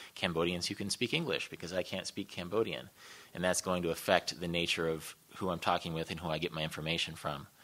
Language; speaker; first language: English; native; English